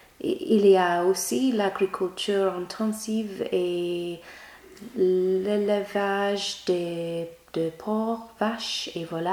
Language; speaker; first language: French; non-native, learner; English